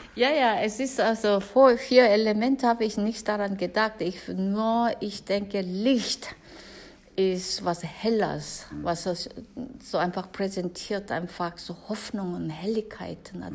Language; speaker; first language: German; non-native, fluent; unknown